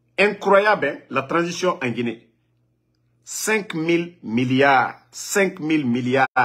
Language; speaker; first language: French; non-native, local second language; Mandingo